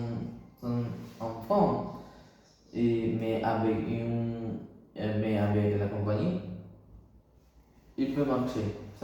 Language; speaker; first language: French; non-native, learner; Spanish